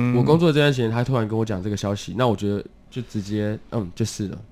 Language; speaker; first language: Chinese; native; Chinese